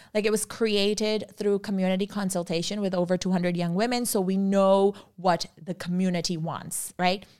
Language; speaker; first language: English; non-native, local second language; Urdu